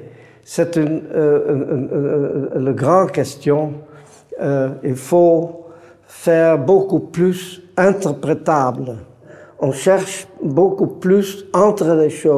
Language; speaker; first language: French; non-native, fluent; Dutch